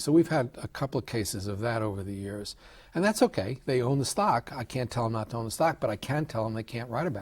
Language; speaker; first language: English; native; English